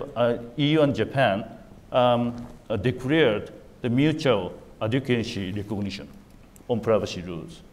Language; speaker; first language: English; non-native, fluent; Japanese